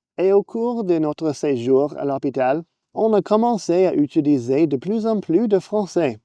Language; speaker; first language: French; non-native, fluent; English